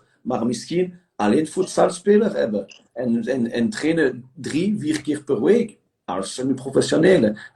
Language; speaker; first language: Dutch; non-native, local second language; French